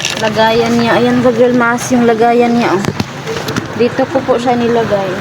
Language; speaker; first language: Filipino; non-native, local second language; Cebuano